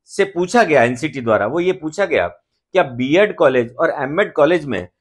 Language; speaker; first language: Hindi; native; Hindi